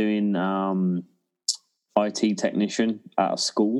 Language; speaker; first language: English; native; English